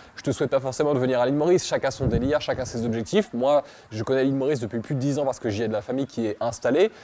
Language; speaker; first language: French; native; French